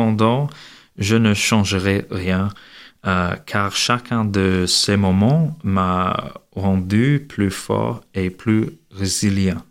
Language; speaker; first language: French; non-native, learner; English